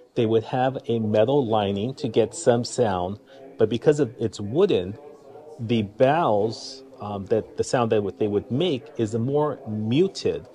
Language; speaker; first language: English; native; English